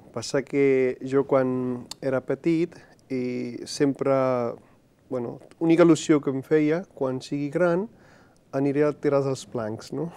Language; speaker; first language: Catalan; non-native, fluent; Punjabi